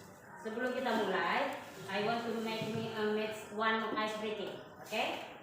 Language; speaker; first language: English; non-native, learner; Indonesian